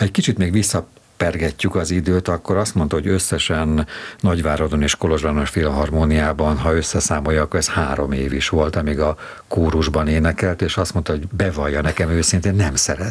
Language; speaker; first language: Hungarian; native; Hungarian